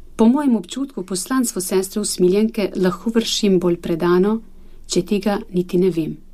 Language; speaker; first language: Slovenian; non-native, fluent; Albanian